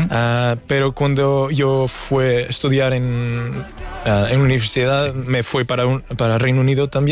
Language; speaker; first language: Spanish; non-native, fluent; Portuguese